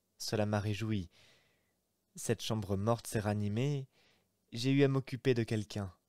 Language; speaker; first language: French; native; French